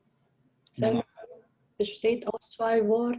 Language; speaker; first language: German; non-native, fluent; Indonesian